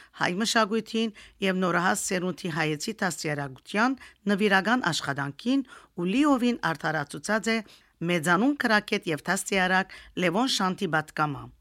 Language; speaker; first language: Armenian; early bilingual, heritage; Armenian